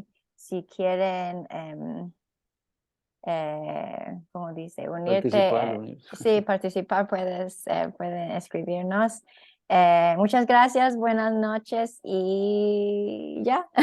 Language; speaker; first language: Spanish; non-native, fluent; English